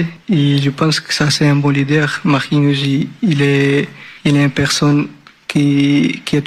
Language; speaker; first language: French; non-native, learner; Portuguese